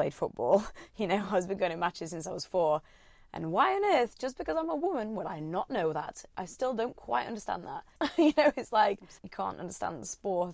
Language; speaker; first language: English; native; English